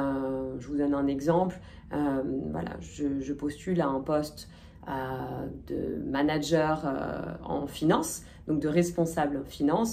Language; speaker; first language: French; native; French